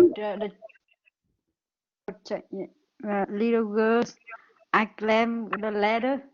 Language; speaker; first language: English; non-native, learner; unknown